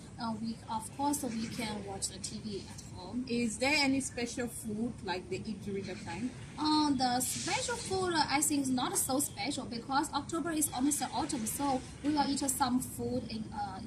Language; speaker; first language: English; non-native, learner; Chinese